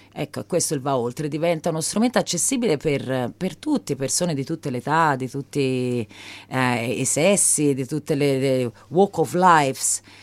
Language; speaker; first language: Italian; native; Italian